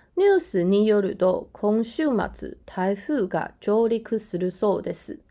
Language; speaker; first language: Japanese; non-native, fluent; Chinese